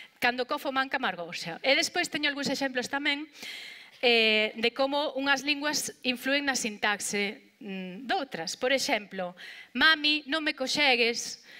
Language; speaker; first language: Galician; non-native, local second language; Spanish